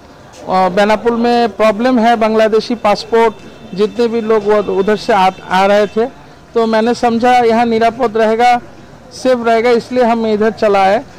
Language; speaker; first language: Hindi; non-native, learner; Bangla